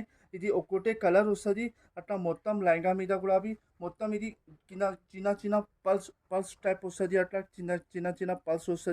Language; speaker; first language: Telugu; non-native, local second language; Hindi